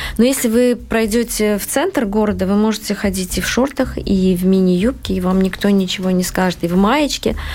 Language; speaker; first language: Russian; non-native, local second language; Uzbek